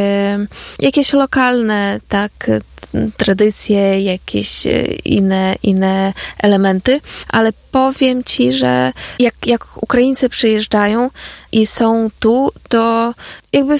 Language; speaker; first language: Polish; non-native, fluent; Ukrainian